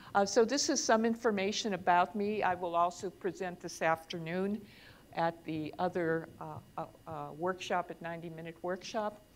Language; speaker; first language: English; native; English